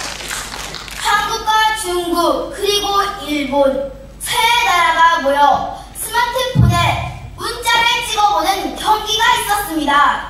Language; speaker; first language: Korean; native; Korean